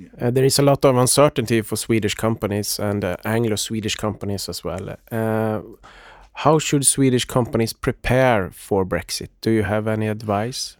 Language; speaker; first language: English; non-native, fluent; Swedish